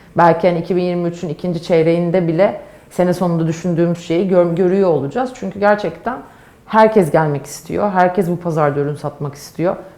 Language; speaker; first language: Turkish; native; Turkish